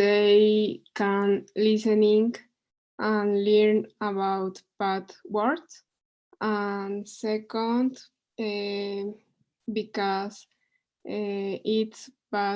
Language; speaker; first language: English; non-native, learner; Spanish